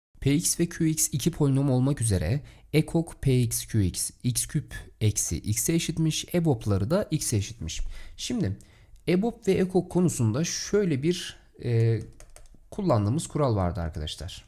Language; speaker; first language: Turkish; native; Turkish